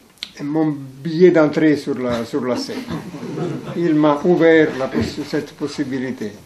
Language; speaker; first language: French; non-native, fluent; Italian